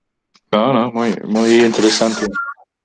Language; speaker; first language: Spanish; non-native, learner; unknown